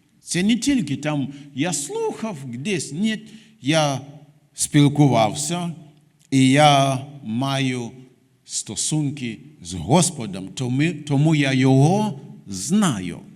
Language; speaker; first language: Ukrainian; non-native, fluent; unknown